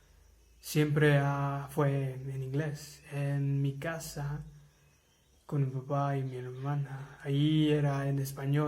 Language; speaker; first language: Spanish; early bilingual, heritage; English